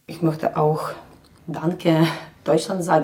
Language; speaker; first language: German; non-native, learner; Ukrainian